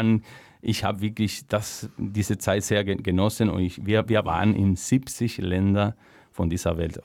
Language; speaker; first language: German; non-native, fluent; Spanish